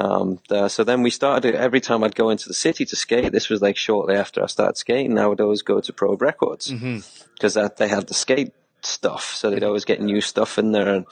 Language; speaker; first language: English; native; English